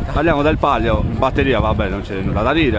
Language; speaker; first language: Italian; native; Italian